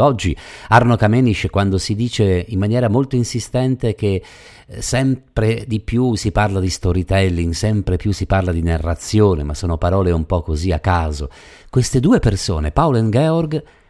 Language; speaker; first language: Italian; native; Italian